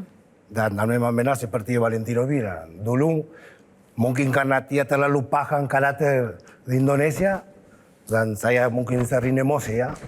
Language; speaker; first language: Indonesian; non-native, fluent; Spanish